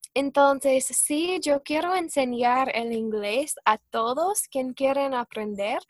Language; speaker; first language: Spanish; non-native, fluent; English